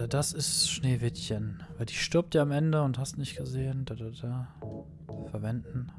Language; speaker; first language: German; native; German